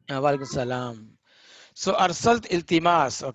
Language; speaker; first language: Arabic; non-native, fluent; Hindi